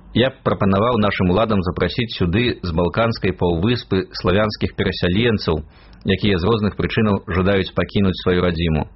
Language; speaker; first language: Belarusian; native; Belarusian